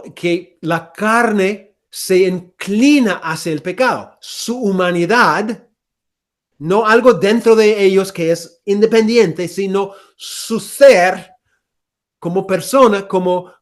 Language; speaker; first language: Spanish; non-native, fluent; English